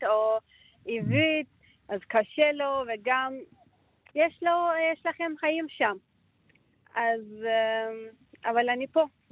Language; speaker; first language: Hebrew; non-native, learner; Turkish